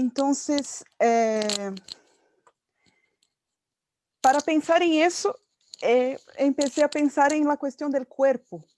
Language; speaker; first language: Spanish; non-native, fluent; Portuguese